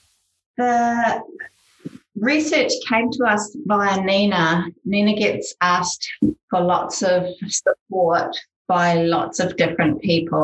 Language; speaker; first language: English; native; English